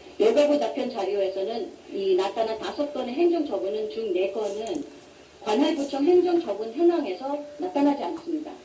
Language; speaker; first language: Korean; non-native, fluent; Filipino